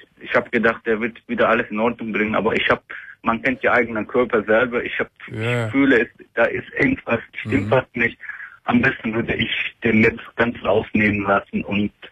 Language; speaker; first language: German; non-native, learner; Turkish